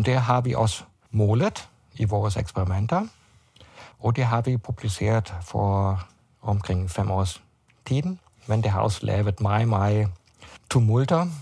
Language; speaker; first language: Danish; non-native, fluent; German